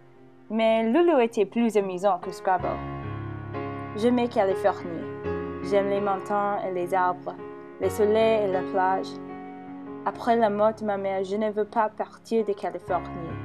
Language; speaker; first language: French; non-native, learner; English